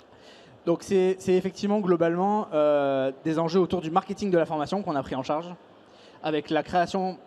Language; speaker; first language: French; native; French